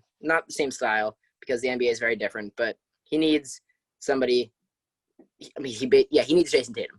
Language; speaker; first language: English; native; English